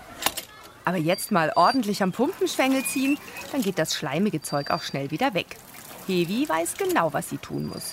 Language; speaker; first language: German; native; German